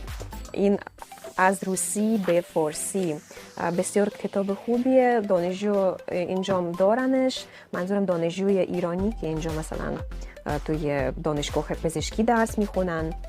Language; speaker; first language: Persian; non-native, fluent; Russian